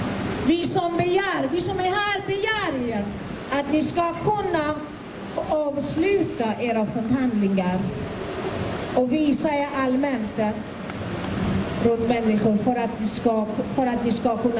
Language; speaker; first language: Swedish; non-native, fluent; Persian